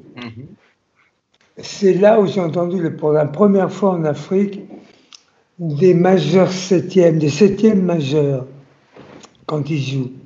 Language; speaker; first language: French; early bilingual, other home language; Italian